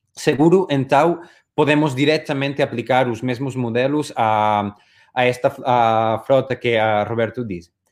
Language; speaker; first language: Portuguese; non-native, learner; Spanish